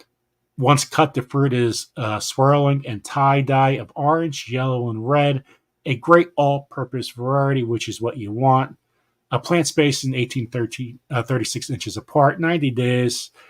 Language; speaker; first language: English; native; English